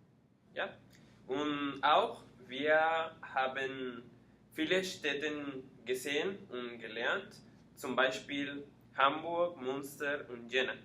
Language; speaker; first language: German; non-native, learner; Spanish